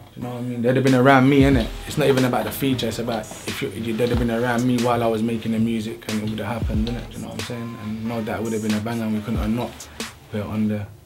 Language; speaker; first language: English; native; English